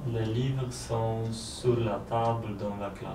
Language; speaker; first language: French; non-native, learner; Polish